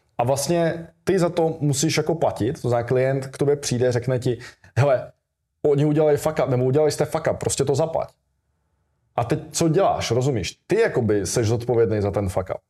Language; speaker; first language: Czech; early bilingual, other home language; Russian